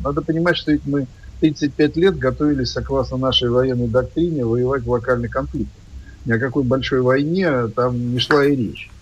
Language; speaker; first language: Russian; native; Russian